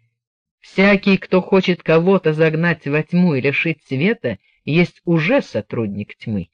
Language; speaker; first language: Russian; native; Russian